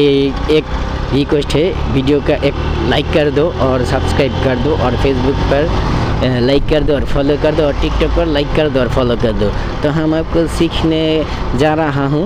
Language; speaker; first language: Hindi; non-native, learner; Bangla